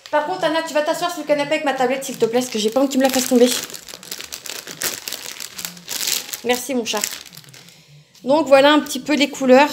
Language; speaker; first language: French; native; French